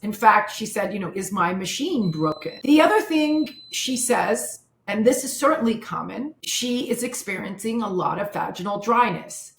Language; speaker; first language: English; native; English